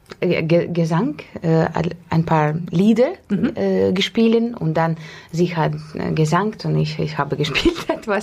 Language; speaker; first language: German; non-native, fluent; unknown